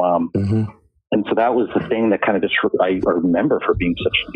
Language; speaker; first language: English; native; English